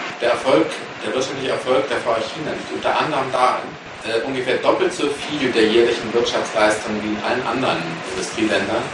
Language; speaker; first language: German; native; German